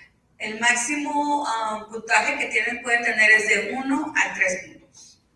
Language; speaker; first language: Spanish; early bilingual, heritage; Spanish